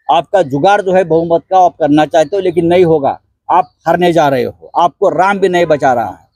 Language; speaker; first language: Hindi; non-native, local second language; Marathi